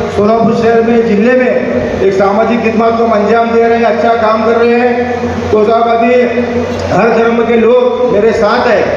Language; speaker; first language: Hindi; native; Hindi